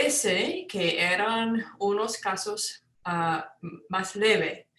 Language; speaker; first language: Spanish; non-native, fluent; English